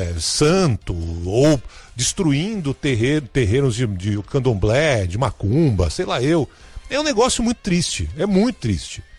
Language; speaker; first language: Portuguese; native; Portuguese